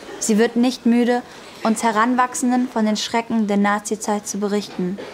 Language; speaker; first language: German; native; German